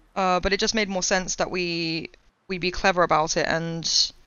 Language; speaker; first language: English; native; English